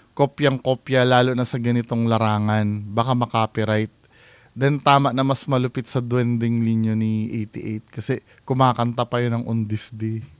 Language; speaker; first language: Filipino; native; Filipino